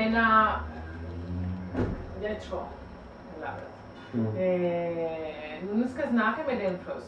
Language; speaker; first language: Danish; non-native, learner; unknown